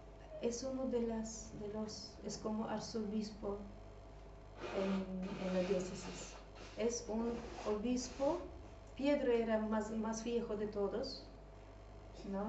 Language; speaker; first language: Spanish; non-native, fluent; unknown